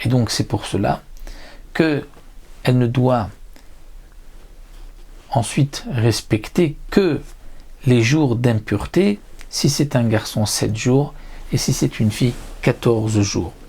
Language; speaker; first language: French; native; French